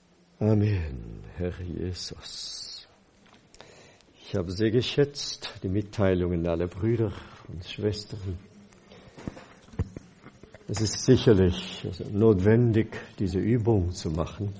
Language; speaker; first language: German; non-native, fluent; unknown